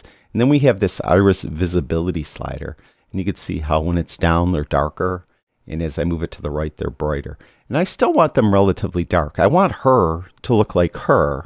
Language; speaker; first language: English; native; English